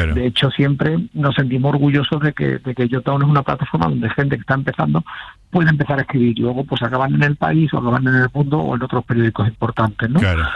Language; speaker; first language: Spanish; native; Spanish